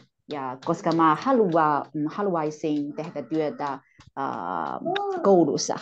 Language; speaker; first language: Finnish; non-native, learner; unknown